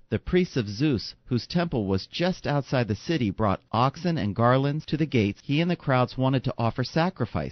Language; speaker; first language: English; native; English